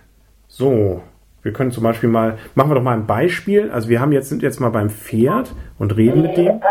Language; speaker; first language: German; native; German